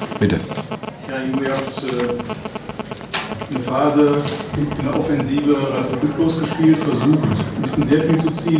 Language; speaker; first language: German; native; German